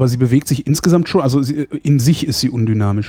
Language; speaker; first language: German; native; German